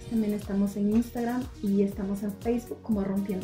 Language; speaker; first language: Spanish; native; Spanish